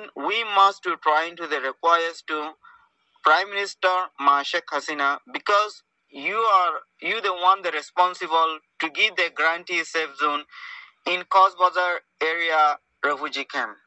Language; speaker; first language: English; non-native, learner; Rohingya